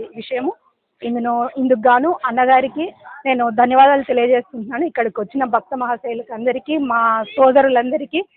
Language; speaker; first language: Telugu; native; Telugu